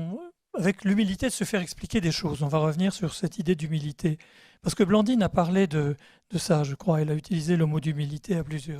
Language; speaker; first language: French; native; French